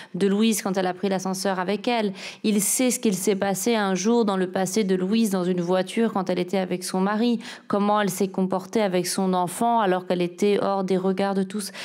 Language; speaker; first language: French; native; French